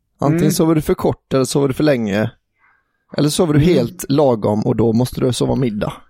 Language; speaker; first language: Swedish; native; Swedish